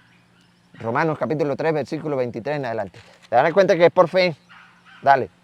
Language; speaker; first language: Spanish; native; Spanish